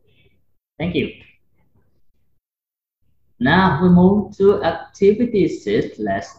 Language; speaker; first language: English; non-native, fluent; Vietnamese